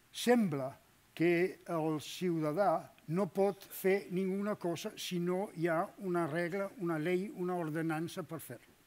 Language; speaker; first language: Catalan; non-native, fluent; Danish